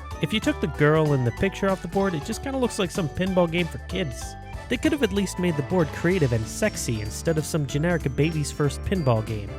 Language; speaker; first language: English; native; English